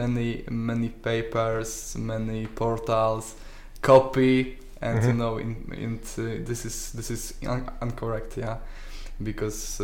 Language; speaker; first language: English; non-native, learner; Polish